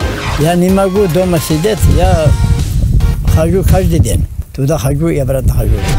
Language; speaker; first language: Russian; non-native, local second language; Avaric